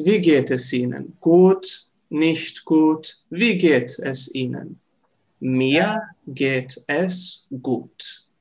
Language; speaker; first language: German; non-native, fluent; Serbian